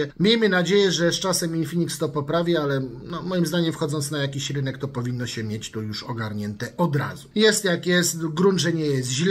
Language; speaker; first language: Polish; native; Polish